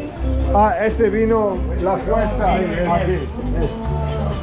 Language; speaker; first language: Spanish; non-native, learner; English